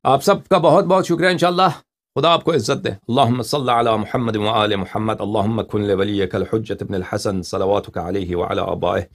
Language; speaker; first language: Urdu; non-native, fluent; Persian